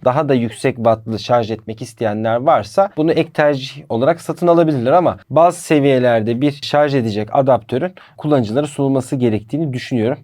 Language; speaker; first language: Turkish; native; Turkish